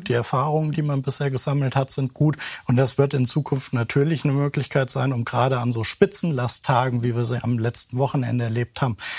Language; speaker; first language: German; native; German